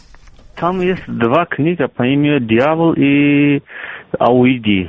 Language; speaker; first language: Russian; non-native, learner; Tajik